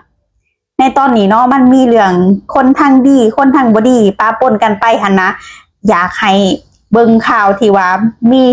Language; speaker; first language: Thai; non-native, local second language; Lao